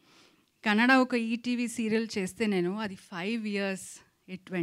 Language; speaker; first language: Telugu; non-native, local second language; Kannada